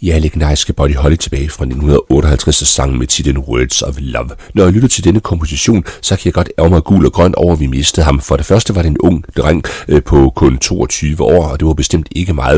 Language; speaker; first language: Danish; native; Danish